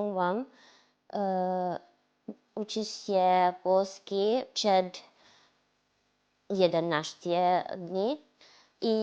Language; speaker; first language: Polish; non-native, learner; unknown